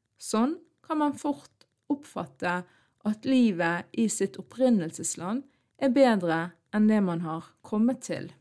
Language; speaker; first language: Norwegian; early bilingual, other home language; Arabic